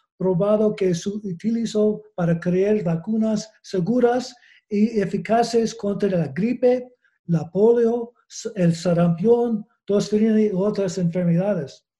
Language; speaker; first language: Spanish; non-native, learner; English